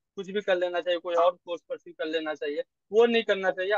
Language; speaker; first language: Hindi; native; Hindi